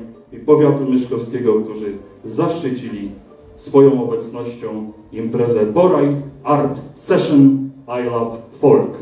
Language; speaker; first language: Polish; native; Polish